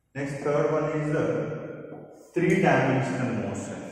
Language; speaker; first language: English; non-native, local second language; Kannada